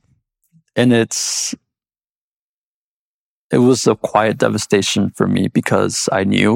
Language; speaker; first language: English; native; English